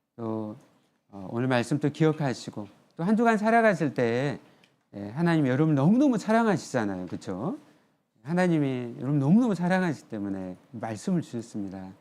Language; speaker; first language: Korean; native; Korean